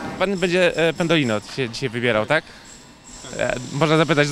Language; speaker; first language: Polish; native; Polish